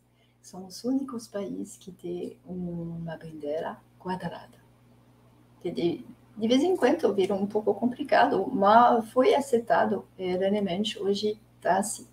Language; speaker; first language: Portuguese; non-native, fluent; French